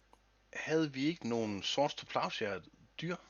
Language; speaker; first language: Danish; native; Danish